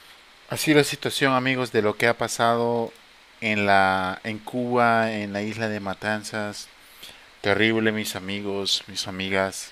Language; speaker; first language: Spanish; native; Spanish